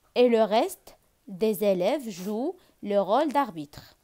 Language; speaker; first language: French; non-native, local second language; Arabic